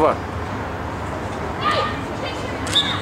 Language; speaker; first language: Russian; native; Russian